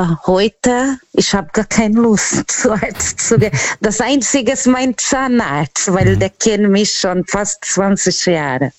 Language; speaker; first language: German; non-native, learner; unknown